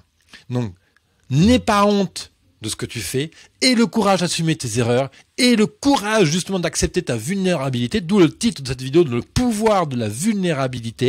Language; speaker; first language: French; native; French